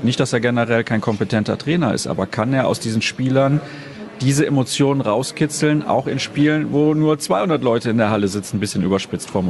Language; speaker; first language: German; native; German